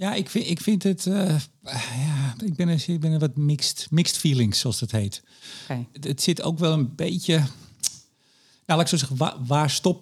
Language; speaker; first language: Dutch; native; Dutch